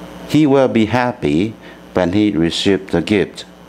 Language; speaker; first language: English; non-native, fluent; Chinese